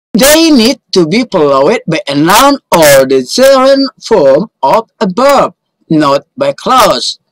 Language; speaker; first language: English; non-native, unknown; Indonesian